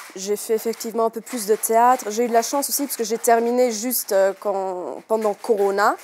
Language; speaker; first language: French; native; French